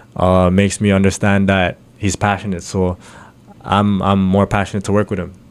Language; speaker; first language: English; native; English